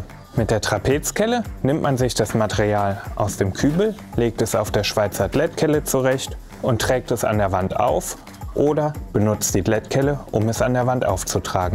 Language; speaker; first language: German; native; German